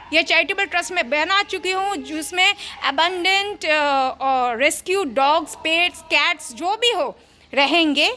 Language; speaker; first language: Hindi; non-native, local second language; Bangla